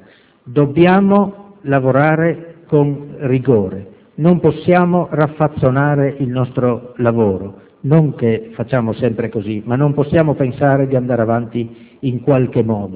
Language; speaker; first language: Italian; native; Italian